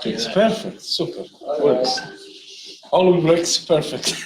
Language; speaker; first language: English; non-native, local second language; Malay